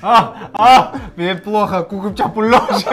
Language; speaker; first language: Korean; non-native, learner; Russian